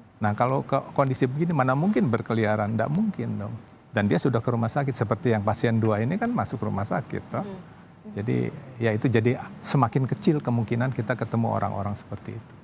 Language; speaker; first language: Indonesian; native; Indonesian